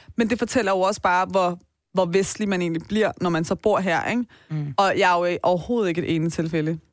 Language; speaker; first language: Danish; early bilingual, other home language; Persian